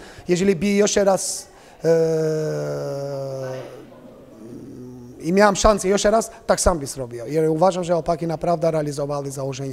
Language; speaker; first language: Polish; non-native, fluent; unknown